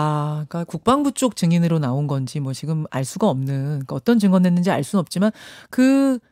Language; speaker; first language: Korean; native; Korean